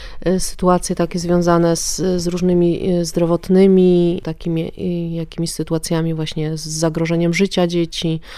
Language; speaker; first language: Polish; native; Polish